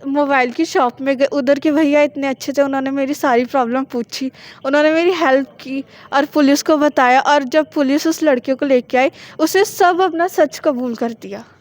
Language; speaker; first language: Hindi; non-native, local second language; Punjabi